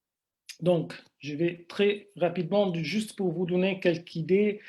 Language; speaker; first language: French; non-native, fluent; Italian